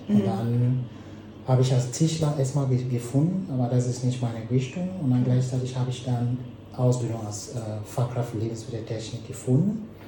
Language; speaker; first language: German; non-native, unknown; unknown